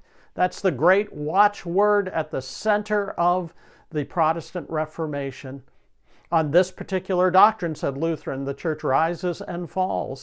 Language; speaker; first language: English; native; English